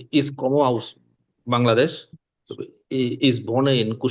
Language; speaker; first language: German; non-native, learner; Bangla